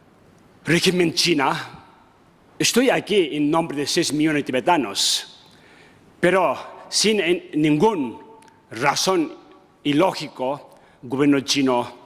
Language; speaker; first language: Spanish; non-native, learner; Tibetan